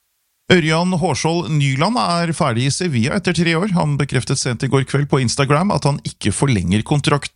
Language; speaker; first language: Norwegian; native; Norwegian